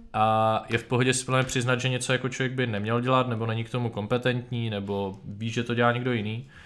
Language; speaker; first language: Czech; native; Czech